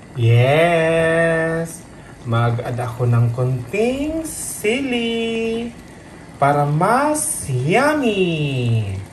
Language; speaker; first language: Filipino; non-native, local second language; Bikol